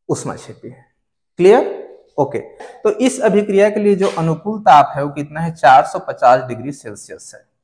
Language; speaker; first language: Hindi; native; Hindi